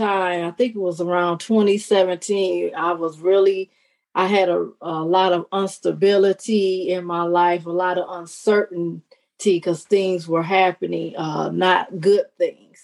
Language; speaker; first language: English; native; English